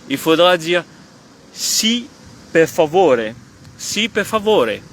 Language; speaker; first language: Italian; non-native, fluent; French